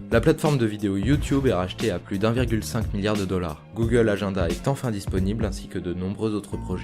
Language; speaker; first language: French; native; French